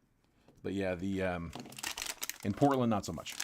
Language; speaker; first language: English; native; English